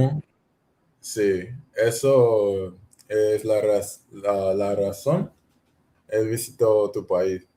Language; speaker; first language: Spanish; non-native, learner; English